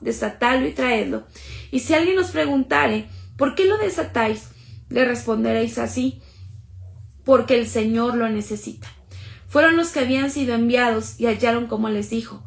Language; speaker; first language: Spanish; native; Spanish